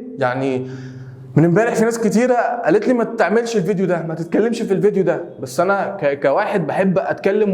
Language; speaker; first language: Arabic; native; Arabic